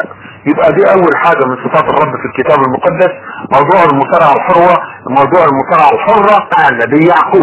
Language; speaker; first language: Arabic; native; Arabic